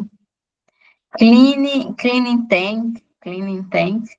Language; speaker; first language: English; non-native, learner; Portuguese